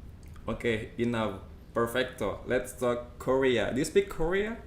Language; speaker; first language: English; non-native, fluent; Indonesian